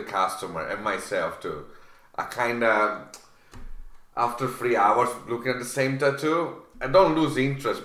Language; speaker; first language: English; non-native, fluent; Italian